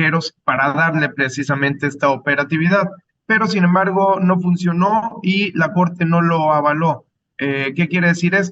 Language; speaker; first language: Spanish; native; Spanish